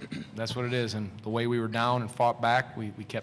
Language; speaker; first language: English; native; English